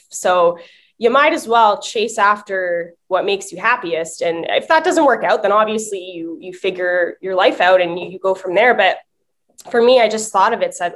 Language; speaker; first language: English; native; English